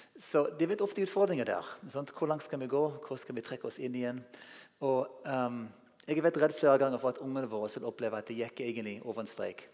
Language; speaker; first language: Norwegian; non-native, fluent; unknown